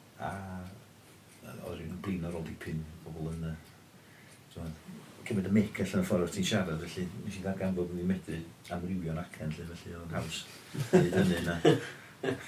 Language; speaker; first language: Welsh; early bilingual, heritage; Welsh